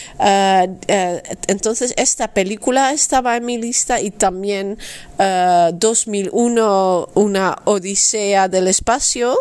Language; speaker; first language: Spanish; non-native, fluent; Dutch